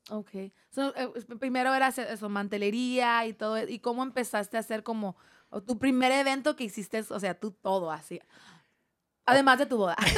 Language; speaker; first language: Spanish; non-native, fluent; English